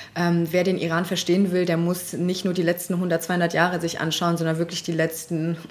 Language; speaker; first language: German; early bilingual, other home language; Persian